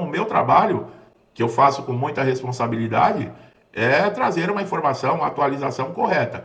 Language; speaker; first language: Portuguese; native; Portuguese